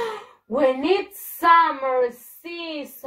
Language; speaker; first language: English; non-native, fluent; Spanish